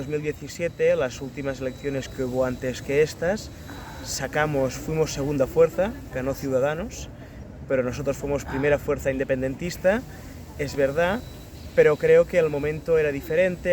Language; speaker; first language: Spanish; non-native, local second language; Catalan